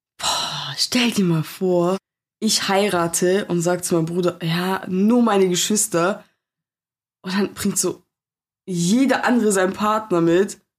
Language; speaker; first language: German; early bilingual, other home language; Turkish